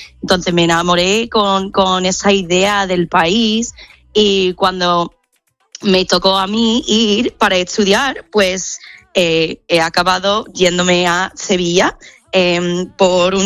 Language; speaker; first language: Spanish; non-native, fluent; English